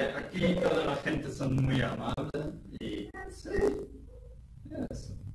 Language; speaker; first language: Spanish; non-native, learner; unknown